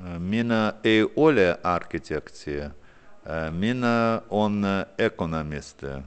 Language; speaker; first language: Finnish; non-native, learner; Russian